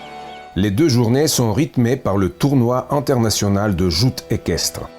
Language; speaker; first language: French; native; French